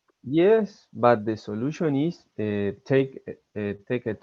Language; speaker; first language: English; non-native, learner; Spanish